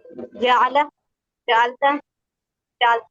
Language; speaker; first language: Arabic; non-native, learner; Urdu